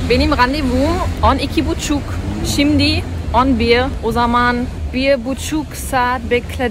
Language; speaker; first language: Turkish; non-native, learner; German